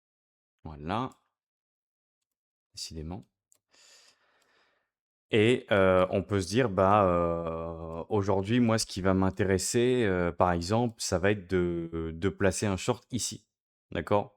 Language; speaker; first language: French; native; French